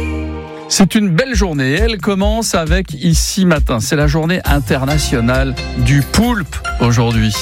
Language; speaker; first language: French; native; French